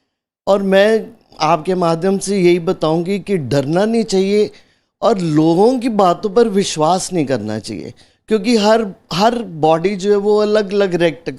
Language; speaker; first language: Hindi; native; Hindi